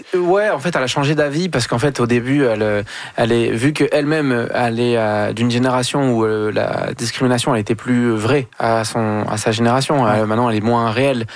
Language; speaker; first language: French; native; French